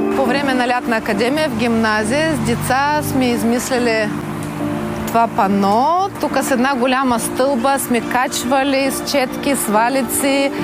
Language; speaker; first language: Bulgarian; non-native, fluent; Ukrainian